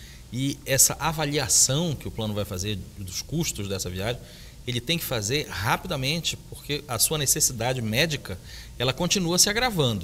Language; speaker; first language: Portuguese; native; Portuguese